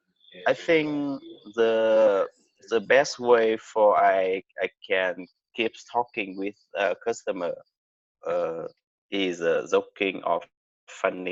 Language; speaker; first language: English; non-native, learner; Vietnamese